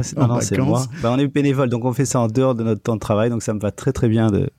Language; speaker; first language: French; native; French